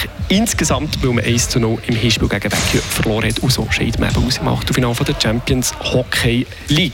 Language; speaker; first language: German; native; German